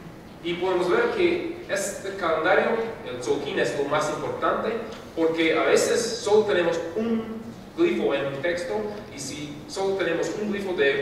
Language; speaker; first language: Spanish; non-native, fluent; English